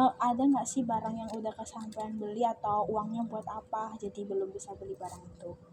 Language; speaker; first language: Indonesian; native; Indonesian